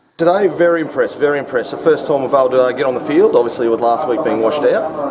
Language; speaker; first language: English; native; English